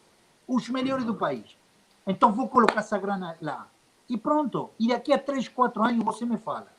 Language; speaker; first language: Portuguese; non-native, fluent; Spanish